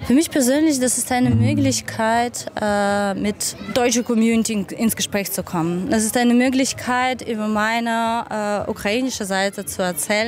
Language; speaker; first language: German; non-native, fluent; Ukrainian